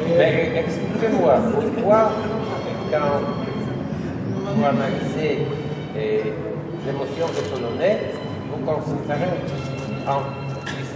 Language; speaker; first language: French; non-native, learner; Polish